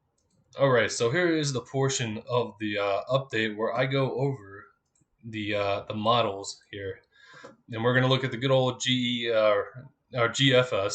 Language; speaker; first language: English; native; English